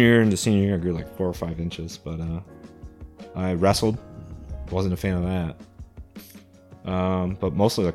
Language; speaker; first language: English; native; English